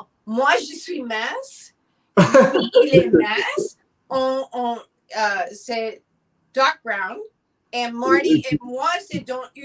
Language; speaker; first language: French; non-native, learner; English